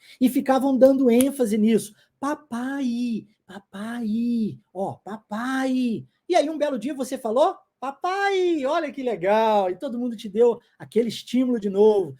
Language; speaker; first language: Portuguese; non-native, fluent; English